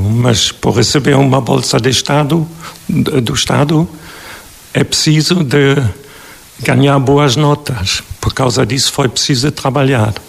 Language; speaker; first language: Portuguese; non-native, fluent; German